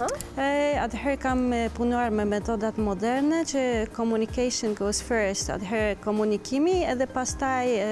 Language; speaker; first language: Albanian; non-native, learner; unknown